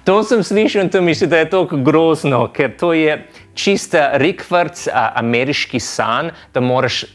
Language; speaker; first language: Slovenian; non-native, fluent; English